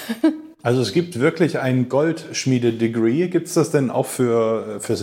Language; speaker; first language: German; native; German